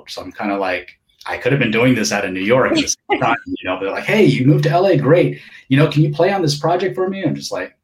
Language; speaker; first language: English; early bilingual, other home language; Japanese